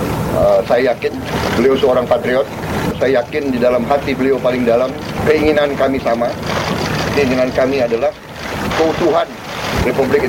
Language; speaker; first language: Indonesian; native; Indonesian